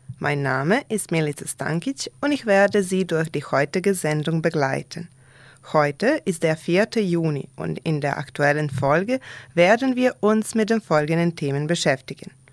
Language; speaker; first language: German; non-native, fluent; Serbian